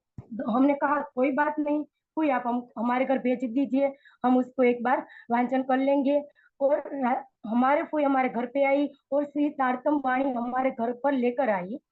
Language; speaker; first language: Hindi; non-native, local second language; Gujarati